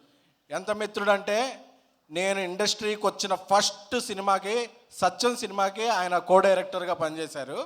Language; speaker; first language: Telugu; native; Telugu